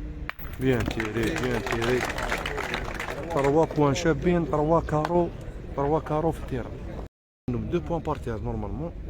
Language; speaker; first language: Arabic; native; Arabic